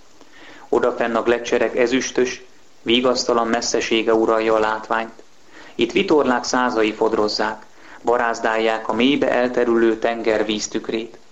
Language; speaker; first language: Hungarian; native; Hungarian